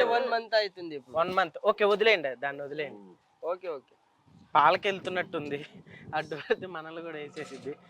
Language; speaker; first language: Telugu; non-native, local second language; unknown